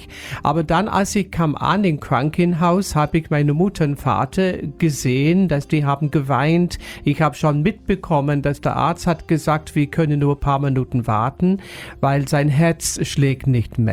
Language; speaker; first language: German; non-native, fluent; English